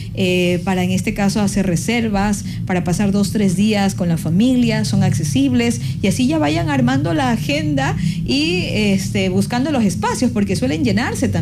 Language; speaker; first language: Spanish; native; Spanish